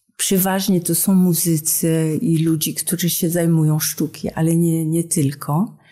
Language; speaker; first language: Polish; non-native, fluent; French